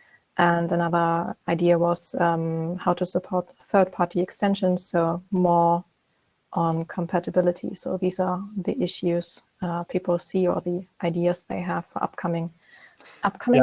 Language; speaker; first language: English; non-native, fluent; German